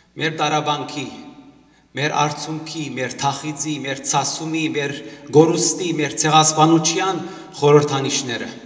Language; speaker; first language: Armenian; early bilingual, heritage; Armenian